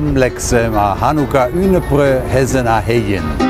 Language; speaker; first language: Hungarian; non-native, learner; Hebrew